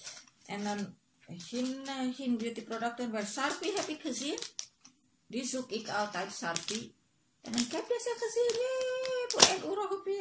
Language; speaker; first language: Dutch; non-native, learner; Indonesian